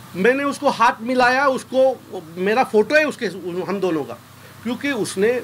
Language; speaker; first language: Hindi; non-native, local second language; Marathi